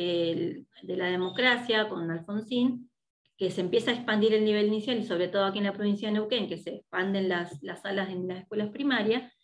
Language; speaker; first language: Spanish; native; Spanish